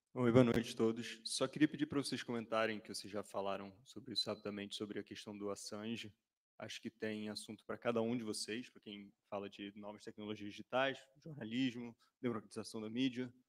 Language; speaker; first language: Portuguese; non-native, fluent; French